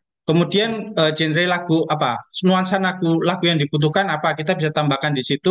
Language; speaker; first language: Indonesian; native; Indonesian